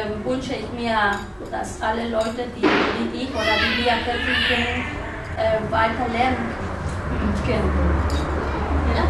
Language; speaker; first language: German; non-native, fluent; Spanish